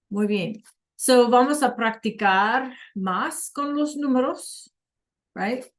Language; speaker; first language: Spanish; non-native, fluent; English